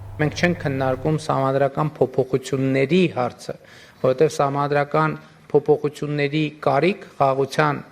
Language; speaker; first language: Armenian; native; Armenian